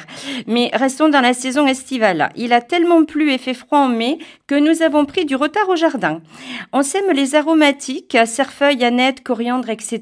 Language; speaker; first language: French; native; French